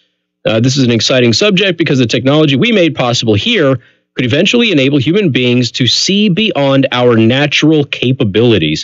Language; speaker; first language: English; native; English